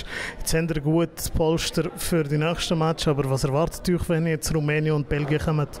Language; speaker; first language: German; native; German